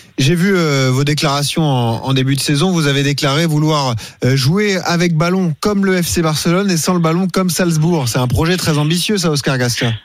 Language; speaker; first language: French; native; French